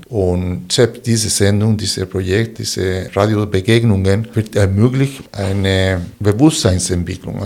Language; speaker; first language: German; non-native, fluent; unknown